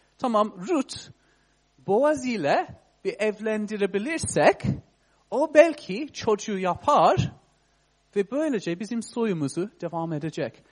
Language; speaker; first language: Turkish; non-native, fluent; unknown